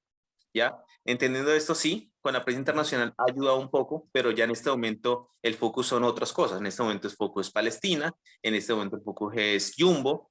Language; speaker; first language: Spanish; native; Spanish